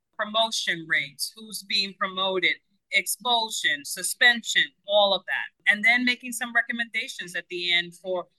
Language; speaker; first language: English; non-native, fluent; Spanish